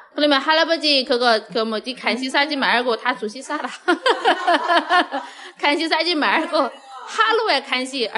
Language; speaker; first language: Korean; non-native, fluent; Chinese